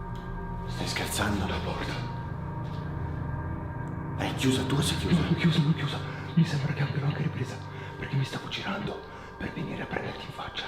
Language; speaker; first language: Italian; native; Italian